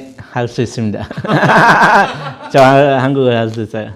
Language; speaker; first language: Korean; non-native, learner; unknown